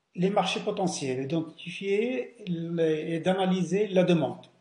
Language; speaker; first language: French; non-native, local second language; Arabic